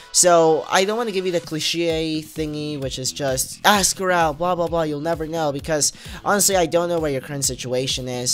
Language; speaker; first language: English; native; English